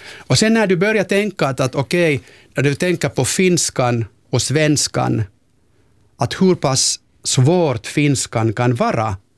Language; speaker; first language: Swedish; non-native, local second language; Finnish